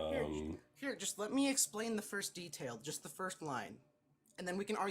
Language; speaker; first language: English; native; English